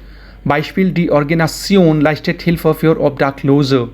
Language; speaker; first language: German; non-native, fluent; Hindi